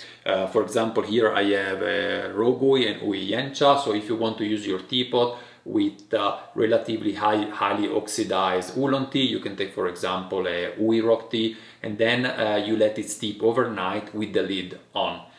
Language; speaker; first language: English; non-native, fluent; Italian